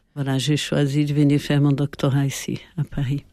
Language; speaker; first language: French; non-native, fluent; Portuguese